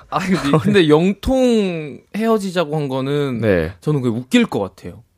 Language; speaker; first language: Korean; native; Korean